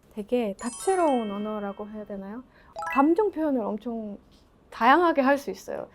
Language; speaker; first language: Korean; non-native, fluent; Estonian